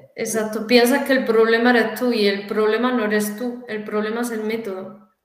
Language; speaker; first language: Spanish; native; Spanish